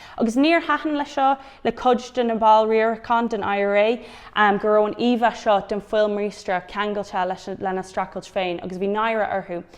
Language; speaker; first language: Irish; non-native, local second language; English